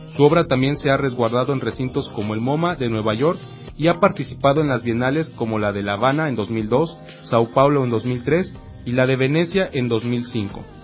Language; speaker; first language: Spanish; native; Spanish